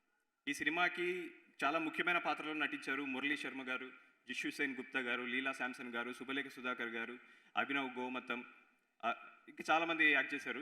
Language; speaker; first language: Telugu; native; Telugu